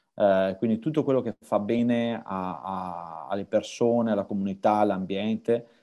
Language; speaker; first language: Italian; native; Italian